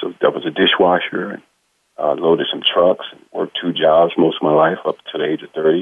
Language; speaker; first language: English; native; English